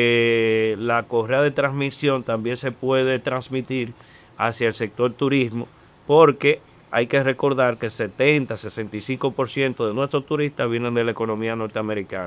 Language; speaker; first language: Spanish; native; Spanish